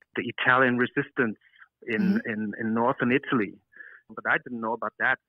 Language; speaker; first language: English; non-native, fluent; German